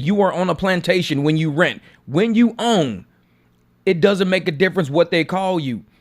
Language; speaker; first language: English; native; English